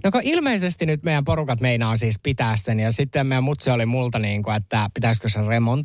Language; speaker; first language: Finnish; native; Finnish